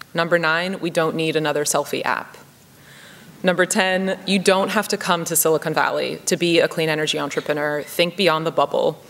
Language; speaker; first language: English; native; English